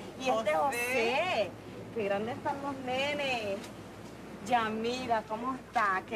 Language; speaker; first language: Spanish; early bilingual, heritage; Spanish